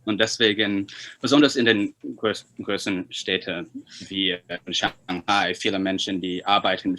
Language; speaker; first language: German; non-native, fluent; Chinese